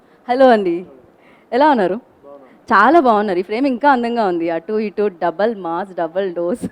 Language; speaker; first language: Telugu; native; Telugu